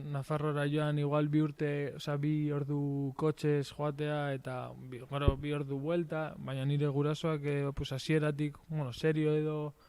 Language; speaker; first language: Basque; non-native, local second language; Spanish